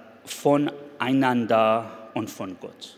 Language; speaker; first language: German; non-native, fluent; Persian